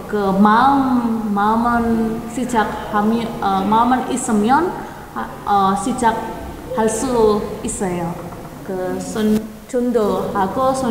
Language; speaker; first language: Korean; non-native, learner; Indonesian